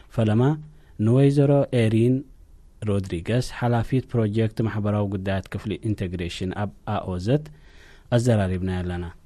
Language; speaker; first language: Tigrinya; native; Tigrinya